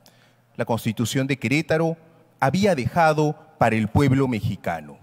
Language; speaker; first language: Spanish; native; Spanish